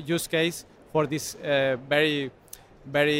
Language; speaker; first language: English; non-native, learner; Spanish